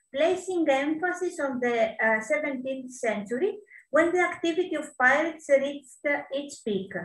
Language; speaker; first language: English; non-native, fluent; Greek